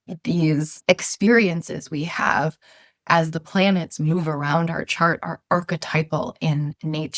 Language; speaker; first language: English; native; English